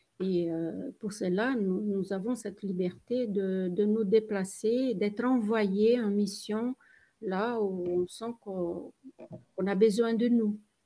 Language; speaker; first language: French; non-native, fluent; Portuguese